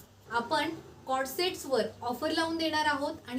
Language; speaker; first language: Marathi; native; Marathi